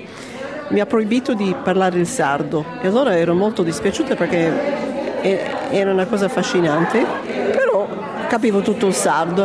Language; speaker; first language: Italian; early bilingual, heritage; Italian